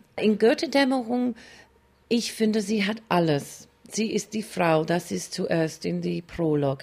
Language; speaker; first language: German; non-native, fluent; English